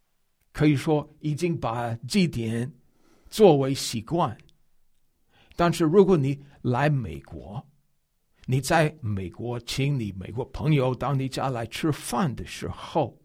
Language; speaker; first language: Chinese; non-native, fluent; English